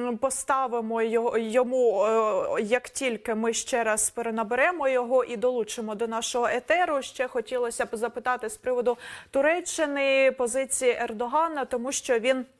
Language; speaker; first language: Ukrainian; native; Ukrainian